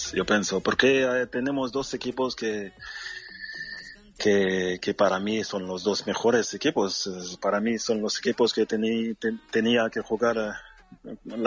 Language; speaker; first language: Spanish; non-native, fluent; French